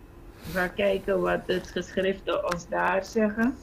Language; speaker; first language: Dutch; non-native, fluent; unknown